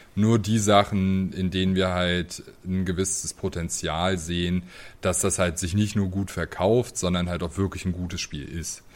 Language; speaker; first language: German; native; German